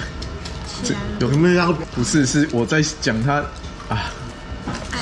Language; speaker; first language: Chinese; native; Chinese